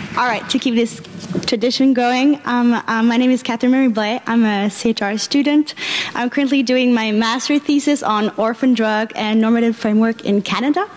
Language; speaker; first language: English; non-native, local second language; Igbo